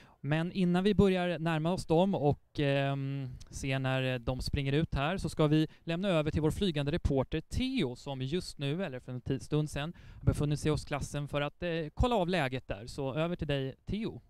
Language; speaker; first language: Swedish; native; Swedish